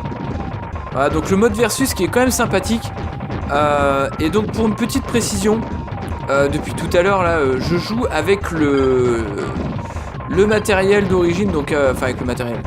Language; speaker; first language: French; native; French